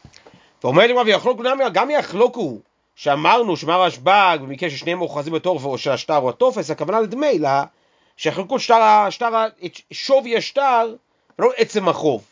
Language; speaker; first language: Hebrew; native; Hebrew